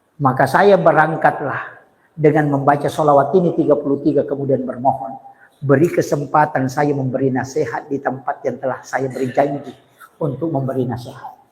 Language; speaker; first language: Indonesian; non-native, local second language; Buginese